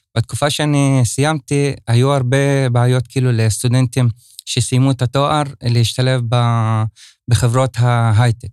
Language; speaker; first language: Hebrew; non-native, local second language; Arabic